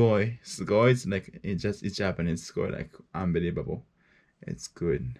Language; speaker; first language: English; non-native, fluent; Japanese